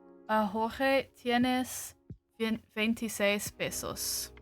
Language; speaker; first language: Spanish; non-native, learner; English